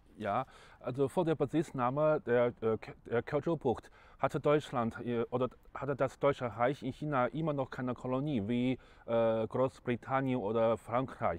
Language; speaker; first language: German; non-native, fluent; Chinese